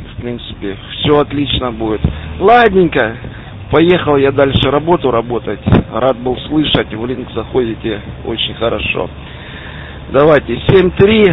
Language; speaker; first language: Russian; native; Russian